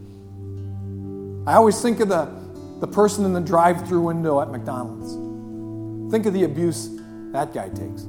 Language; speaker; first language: English; native; English